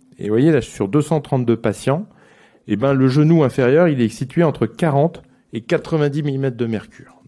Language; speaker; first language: French; native; French